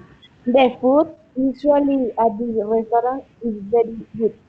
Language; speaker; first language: English; non-native, learner; Spanish